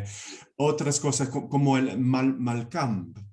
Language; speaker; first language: Spanish; non-native, fluent; English